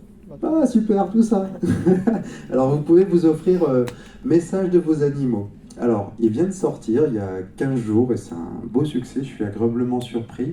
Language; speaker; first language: French; native; French